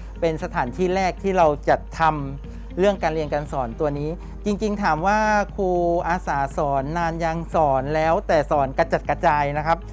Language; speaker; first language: Thai; native; Thai